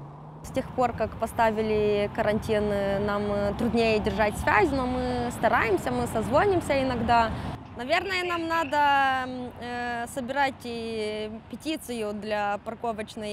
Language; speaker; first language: Russian; non-native, local second language; Romanian